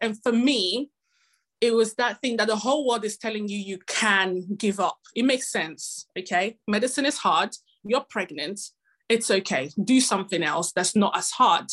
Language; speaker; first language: English; non-native, fluent; Italian